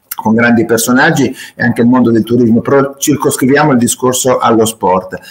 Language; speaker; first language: Italian; native; Italian